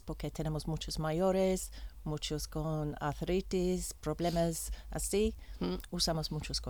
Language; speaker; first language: Spanish; non-native, learner; English